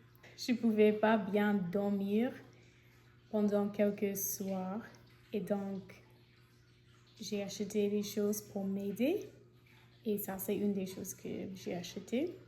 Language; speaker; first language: French; non-native, fluent; English